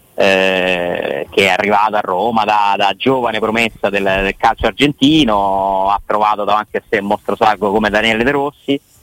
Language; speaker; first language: Italian; native; Italian